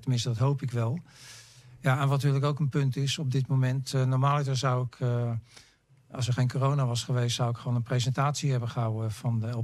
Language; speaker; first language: Dutch; native; Dutch